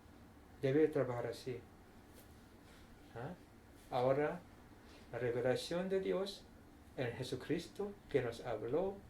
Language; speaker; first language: Spanish; non-native, fluent; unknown